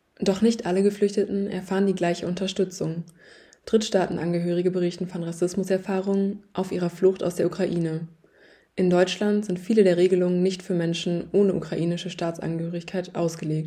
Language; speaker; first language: German; native; German